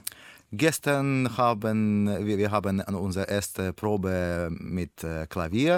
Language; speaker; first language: German; non-native, learner; Russian